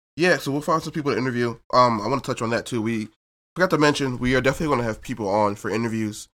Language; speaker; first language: English; native; English